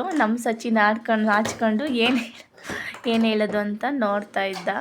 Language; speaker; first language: Kannada; native; Kannada